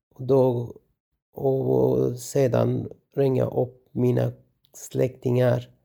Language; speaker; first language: Swedish; non-native, learner; Arabic